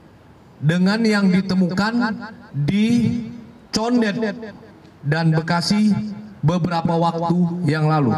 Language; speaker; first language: Indonesian; native; Indonesian